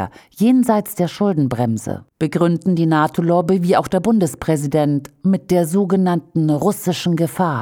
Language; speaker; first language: German; native; German